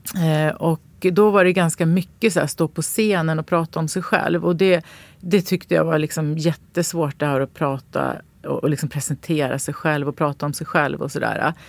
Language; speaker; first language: Swedish; native; Swedish